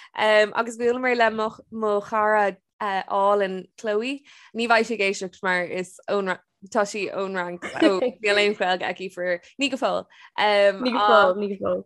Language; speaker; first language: Irish; non-native, local second language; English